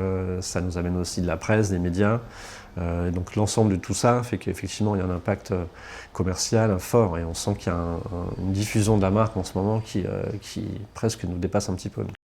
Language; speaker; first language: French; native; French